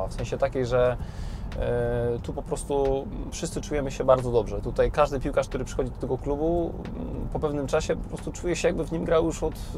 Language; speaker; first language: Polish; native; Polish